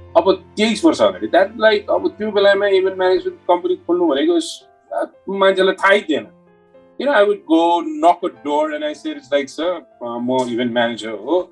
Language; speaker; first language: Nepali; native; Nepali